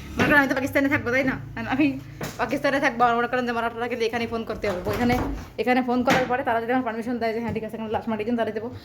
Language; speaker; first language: Bangla; native; Bangla